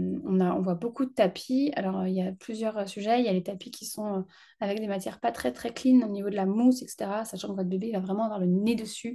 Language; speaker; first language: French; native; French